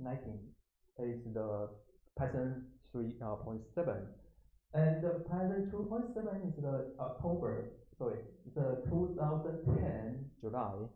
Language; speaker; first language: English; non-native, learner; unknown